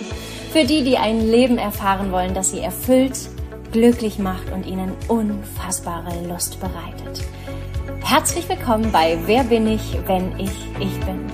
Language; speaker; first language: German; native; German